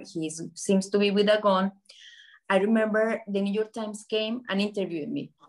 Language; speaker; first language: English; non-native, fluent; Spanish